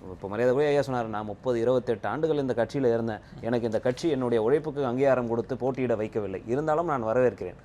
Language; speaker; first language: Tamil; native; Tamil